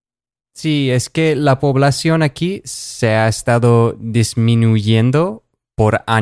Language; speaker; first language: Spanish; non-native, fluent; English